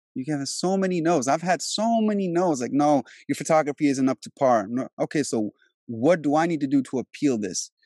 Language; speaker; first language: English; early bilingual, other home language; Albanian